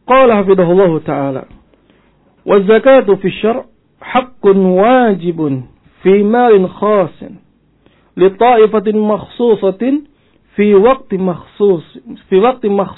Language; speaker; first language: Arabic; non-native, fluent; Indonesian